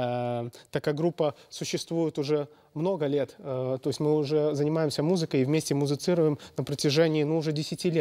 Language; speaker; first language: Russian; native; Russian